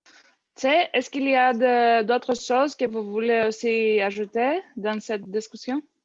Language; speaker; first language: French; non-native, learner; English